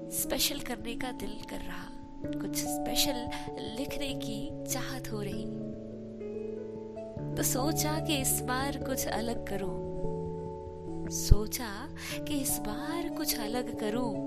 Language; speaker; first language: Hindi; native; Hindi